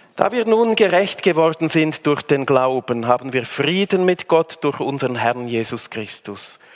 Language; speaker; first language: German; native; German